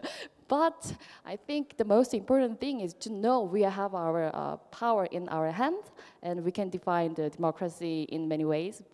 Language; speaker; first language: English; non-native, fluent; Korean